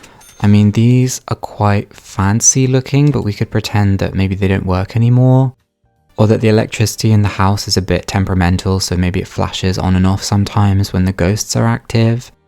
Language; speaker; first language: English; native; English